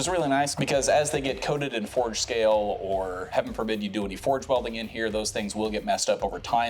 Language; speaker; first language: English; native; English